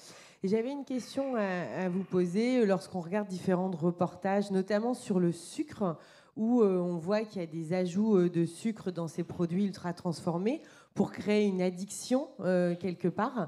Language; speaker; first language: French; native; French